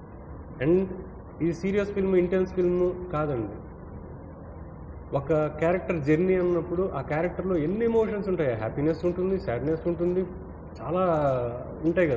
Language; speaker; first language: Telugu; native; Telugu